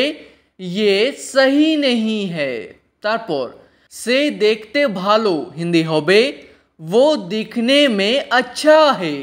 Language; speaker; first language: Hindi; non-native, local second language; Bangla